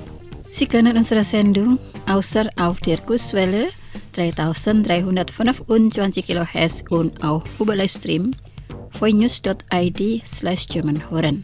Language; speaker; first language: German; non-native, fluent; Indonesian